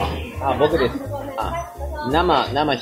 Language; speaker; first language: Japanese; native; Japanese